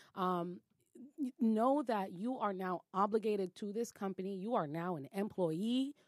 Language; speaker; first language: English; native; English